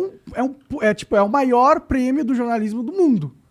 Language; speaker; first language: Portuguese; native; Portuguese